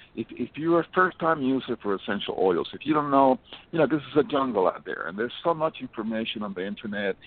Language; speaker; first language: English; early bilingual, other home language; Spanish